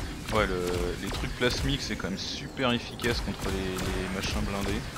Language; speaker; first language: French; native; French